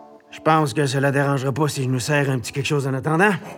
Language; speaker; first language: French; native; French